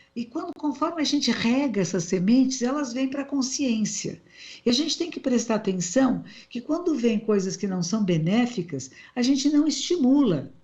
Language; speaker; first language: Portuguese; native; Portuguese